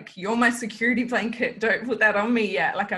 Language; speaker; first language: English; native; English